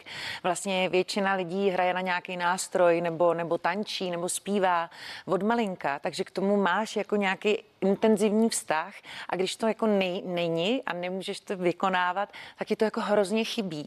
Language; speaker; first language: Czech; native; Czech